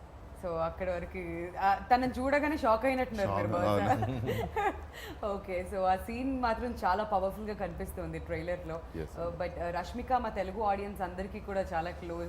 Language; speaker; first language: Telugu; native; Telugu